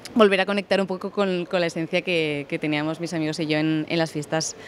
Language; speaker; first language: Spanish; native; Spanish